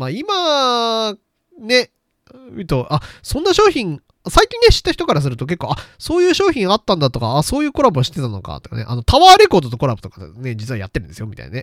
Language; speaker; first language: Japanese; native; Japanese